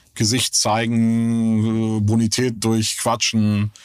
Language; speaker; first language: German; native; German